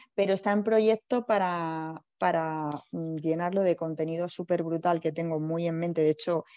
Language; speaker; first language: Spanish; native; Spanish